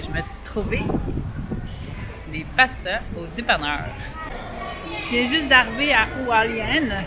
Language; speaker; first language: French; native; French